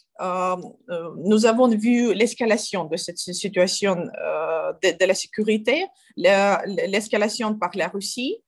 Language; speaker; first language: French; non-native, learner; Ukrainian